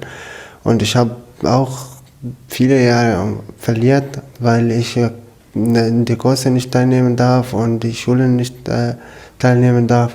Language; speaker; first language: German; non-native, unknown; Arabic